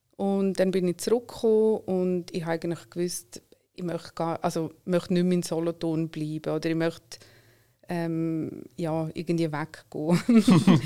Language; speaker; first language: German; early bilingual, other home language; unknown